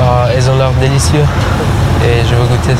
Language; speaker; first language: French; non-native, learner; Persian